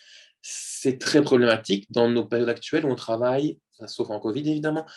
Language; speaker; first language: French; native; French